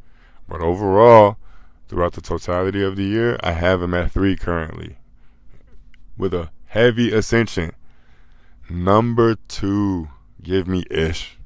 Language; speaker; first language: English; native; English